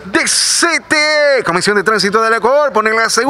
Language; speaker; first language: Spanish; native; Spanish